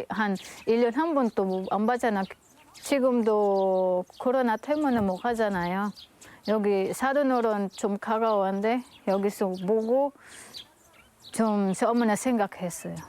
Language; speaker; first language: Korean; non-native, learner; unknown